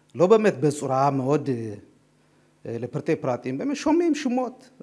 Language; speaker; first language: Hebrew; non-native, fluent; Amharic